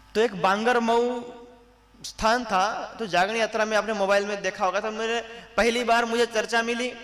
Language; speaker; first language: Hindi; non-native, local second language; Gujarati